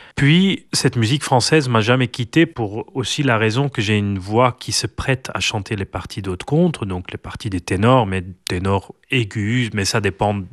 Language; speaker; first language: French; non-native, local second language; Dutch